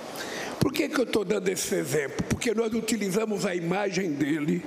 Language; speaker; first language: Portuguese; native; Portuguese